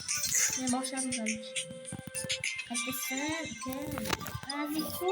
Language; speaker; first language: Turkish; non-native, learner; Uzbek